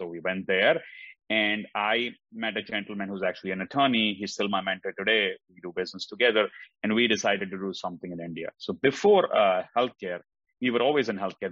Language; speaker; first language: English; non-native, local second language; Tamil